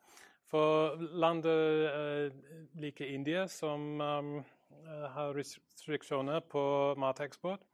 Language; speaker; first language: Norwegian; non-native, learner; English